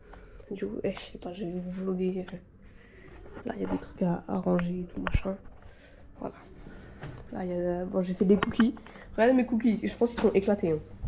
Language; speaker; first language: French; native; French